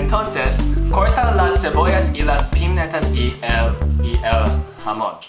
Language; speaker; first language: Spanish; non-native, learner; English